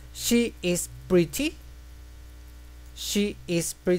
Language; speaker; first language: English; non-native, fluent; Spanish